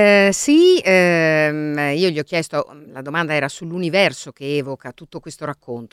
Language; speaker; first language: Italian; native; Italian